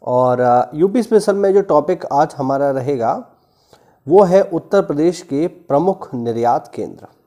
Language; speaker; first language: Hindi; native; Hindi